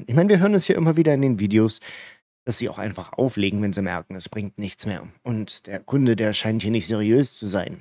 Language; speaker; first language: German; native; German